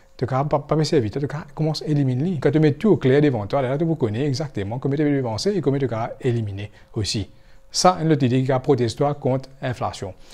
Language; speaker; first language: French; non-native, local second language; Morisyen